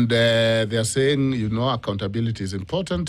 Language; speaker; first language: English; non-native, local second language; Luo (Kenya and Tanzania)